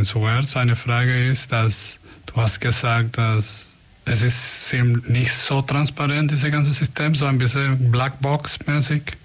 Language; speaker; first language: German; non-native, fluent; Spanish